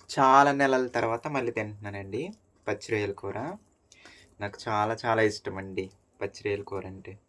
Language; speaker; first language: Telugu; native; Telugu